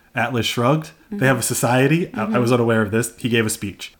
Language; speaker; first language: English; native; English